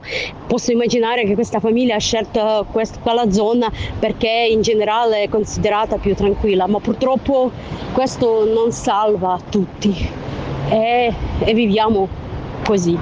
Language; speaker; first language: Italian; non-native, fluent; Ukrainian